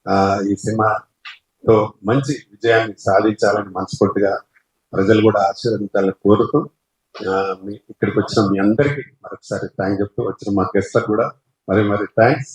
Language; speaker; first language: Telugu; native; Telugu